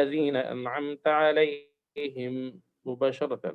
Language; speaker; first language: Arabic; native; Arabic